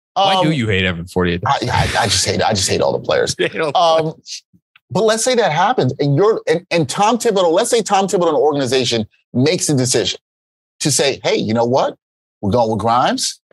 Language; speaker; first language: English; native; English